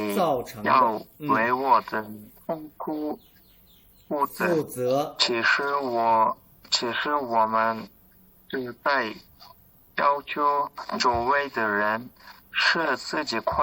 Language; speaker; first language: Chinese; non-native, learner; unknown